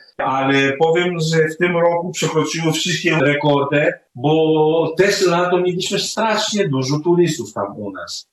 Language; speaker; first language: Polish; non-native, fluent; Greek